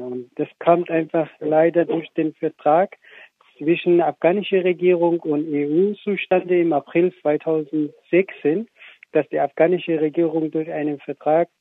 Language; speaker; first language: German; non-native, fluent; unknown